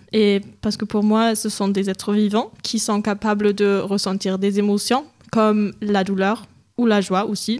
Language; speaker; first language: French; non-native, fluent; German